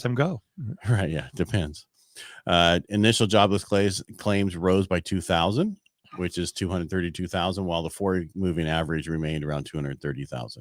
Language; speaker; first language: English; native; English